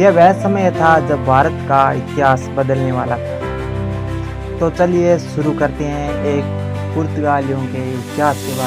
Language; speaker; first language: Hindi; native; Hindi